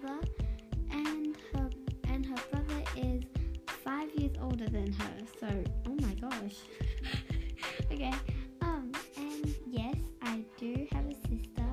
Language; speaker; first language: English; native; English